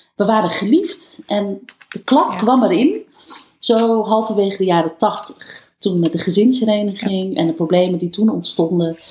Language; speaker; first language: Dutch; early bilingual, other home language; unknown